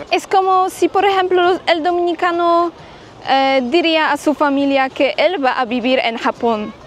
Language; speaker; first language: Spanish; non-native, fluent; Polish